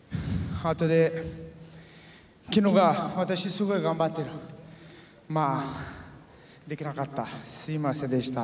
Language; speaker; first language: Japanese; non-native, learner; Portuguese